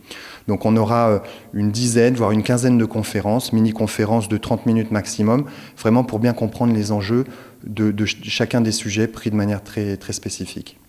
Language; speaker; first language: French; native; French